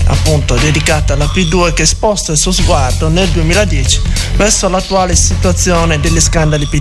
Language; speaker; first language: Italian; native; Italian